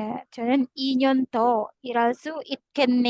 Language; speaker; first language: Korean; non-native, fluent; Indonesian